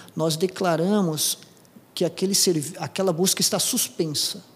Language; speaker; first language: Portuguese; non-native, local second language; Japanese